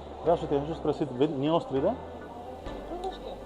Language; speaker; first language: Russian; non-native, learner; Spanish